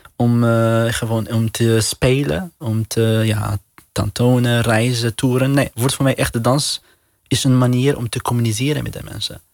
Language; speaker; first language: Dutch; non-native, learner; Arabic